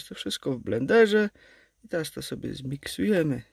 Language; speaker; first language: Polish; native; Polish